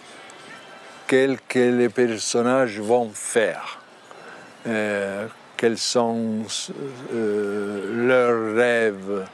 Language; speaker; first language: French; non-native, learner; Italian